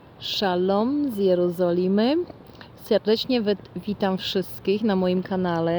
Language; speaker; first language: Polish; non-native, fluent; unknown